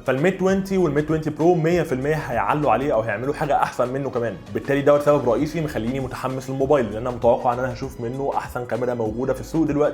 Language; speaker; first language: Arabic; native; Arabic